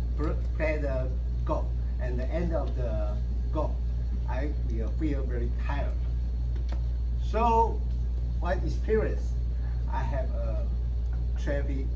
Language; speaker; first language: English; non-native, learner; Chinese